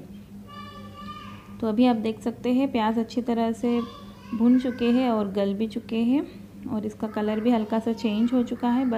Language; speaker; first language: Hindi; native; Hindi